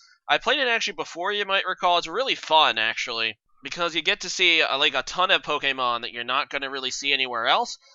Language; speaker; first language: English; native; English